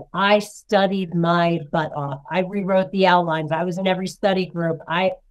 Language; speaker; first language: English; native; English